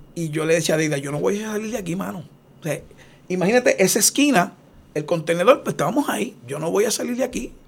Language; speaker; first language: Spanish; native; Spanish